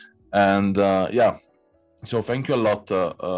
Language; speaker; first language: English; non-native, learner; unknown